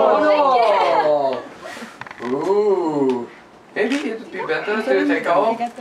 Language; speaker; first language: English; non-native, learner; Japanese